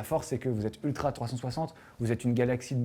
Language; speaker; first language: French; native; French